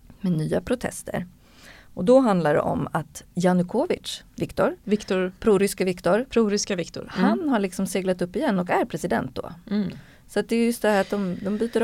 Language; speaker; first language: Swedish; native; Swedish